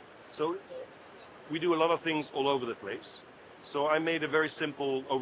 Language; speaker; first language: English; non-native, fluent; Dutch